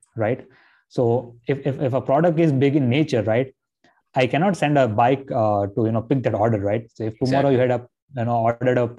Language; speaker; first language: English; non-native, local second language; Gujarati